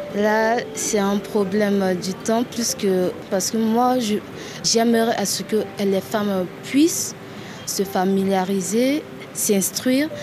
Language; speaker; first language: French; non-native, local second language; Sango